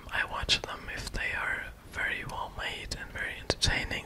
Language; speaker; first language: English; non-native, fluent; German